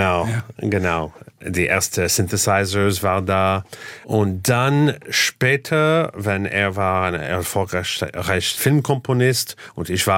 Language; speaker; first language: German; non-native, fluent; English